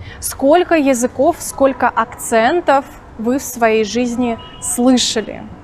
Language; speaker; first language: Russian; native; Russian